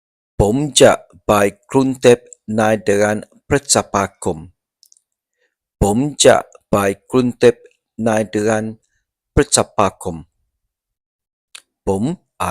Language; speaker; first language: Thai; non-native, learner; English